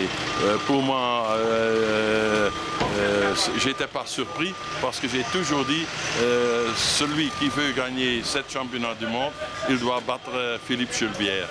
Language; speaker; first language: French; non-native, fluent; Dutch